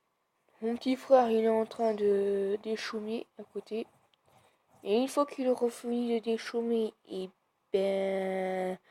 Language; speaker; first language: French; native; French